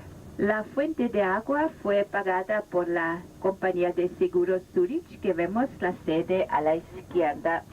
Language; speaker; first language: Spanish; non-native, fluent; German